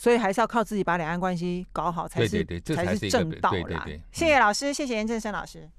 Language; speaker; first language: Chinese; native; Chinese